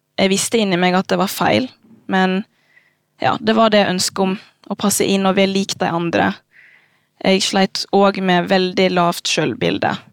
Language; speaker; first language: Norwegian; early bilingual, other home language; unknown